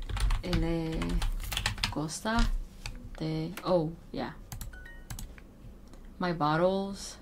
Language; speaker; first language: Portuguese; non-native, learner; English